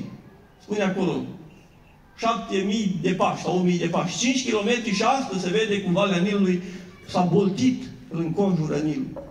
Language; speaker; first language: Romanian; native; Romanian